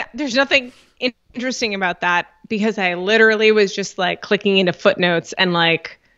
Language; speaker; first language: English; native; English